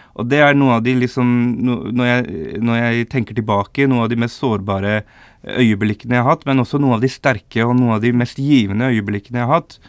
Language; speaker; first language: Norwegian; early bilingual, other home language; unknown